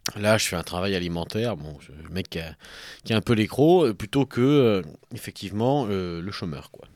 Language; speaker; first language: French; native; French